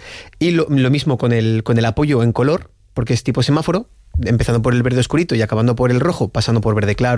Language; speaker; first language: Spanish; native; Spanish